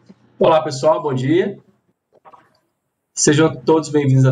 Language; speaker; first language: Portuguese; native; Portuguese